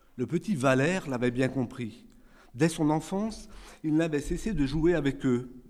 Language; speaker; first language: French; native; French